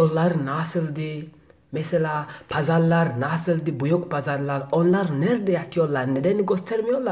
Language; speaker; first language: Turkish; non-native, learner; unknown